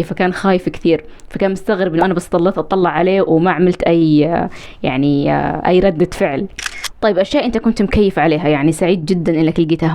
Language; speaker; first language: Arabic; native; Arabic